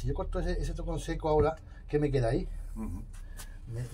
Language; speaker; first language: Spanish; native; Spanish